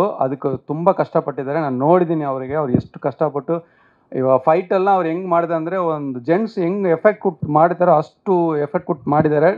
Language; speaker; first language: Kannada; non-native, fluent; Tamil